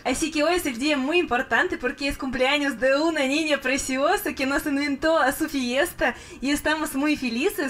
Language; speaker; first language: Spanish; non-native, fluent; Russian